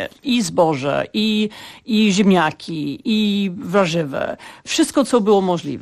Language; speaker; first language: Polish; non-native, fluent; English